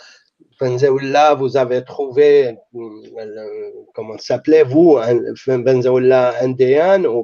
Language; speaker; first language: French; non-native, fluent; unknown